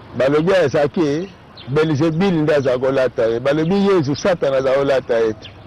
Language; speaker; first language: Lingala; non-native, local second language; Kongo